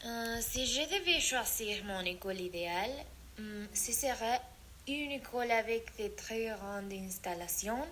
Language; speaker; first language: French; non-native, learner; Spanish